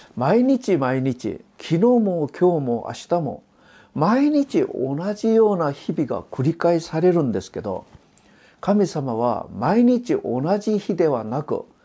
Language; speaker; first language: Japanese; non-native, fluent; Korean